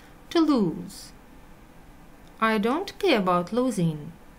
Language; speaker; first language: English; non-native, fluent; Russian